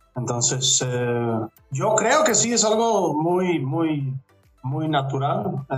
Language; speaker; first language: Spanish; non-native, fluent; Dutch